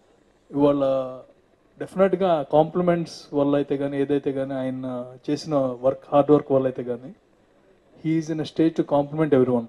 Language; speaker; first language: Telugu; native; Telugu